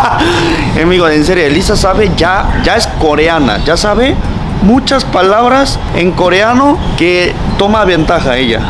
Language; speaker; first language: Spanish; non-native, fluent; Korean